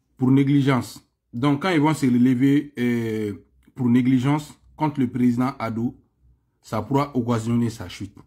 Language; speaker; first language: French; non-native, local second language; Bambara